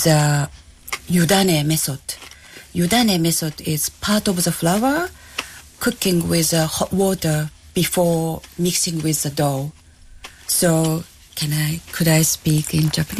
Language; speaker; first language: English; non-native, fluent; Japanese